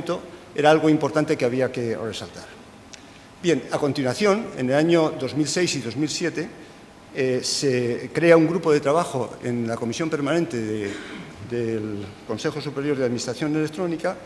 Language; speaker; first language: Spanish; native; Spanish